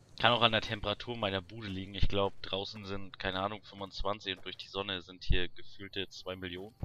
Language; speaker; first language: German; native; German